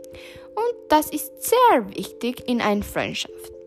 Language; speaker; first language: German; non-native, learner; English